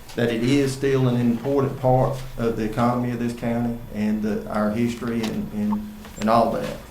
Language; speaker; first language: English; native; English